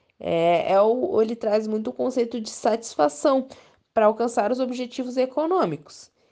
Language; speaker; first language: Portuguese; native; Portuguese